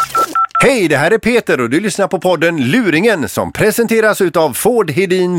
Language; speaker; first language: Swedish; native; Swedish